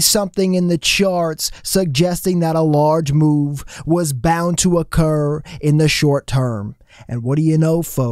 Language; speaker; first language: English; native; English